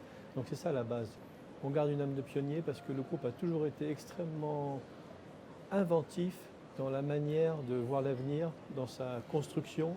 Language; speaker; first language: French; native; French